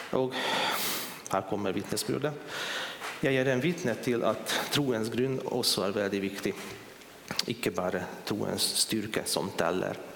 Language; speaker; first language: Swedish; non-native, fluent; Hungarian